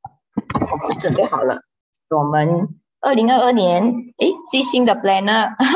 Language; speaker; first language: Chinese; native; Chinese